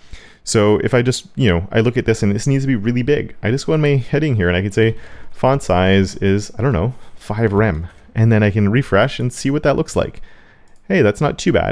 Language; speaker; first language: English; native; English